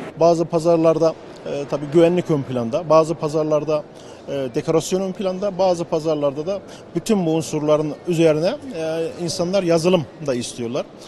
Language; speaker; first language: Turkish; native; Turkish